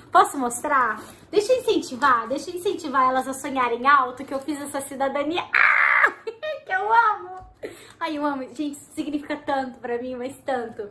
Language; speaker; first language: Portuguese; native; Portuguese